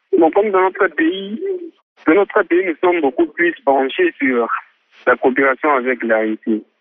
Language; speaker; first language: French; non-native, local second language; Swahili